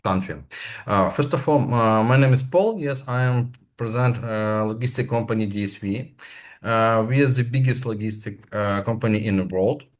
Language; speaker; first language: English; non-native, learner; Ukrainian